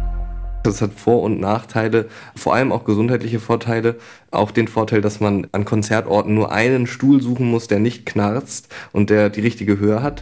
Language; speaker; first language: German; native; German